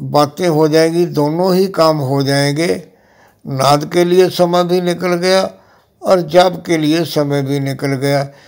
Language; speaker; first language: Hindi; non-native, local second language; Punjabi